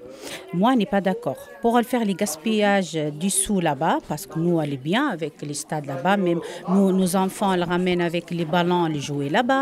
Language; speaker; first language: French; non-native, learner; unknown